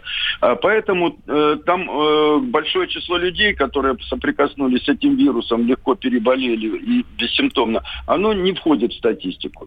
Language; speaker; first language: Russian; native; Russian